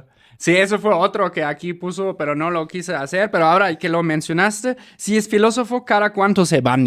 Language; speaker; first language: Spanish; native; Spanish